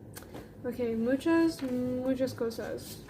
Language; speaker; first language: Spanish; non-native, learner; English